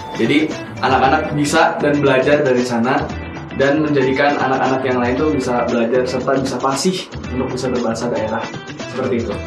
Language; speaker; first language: Indonesian; native; Indonesian